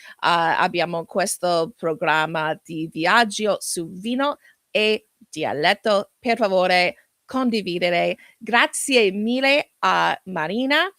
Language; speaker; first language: Italian; non-native, learner; English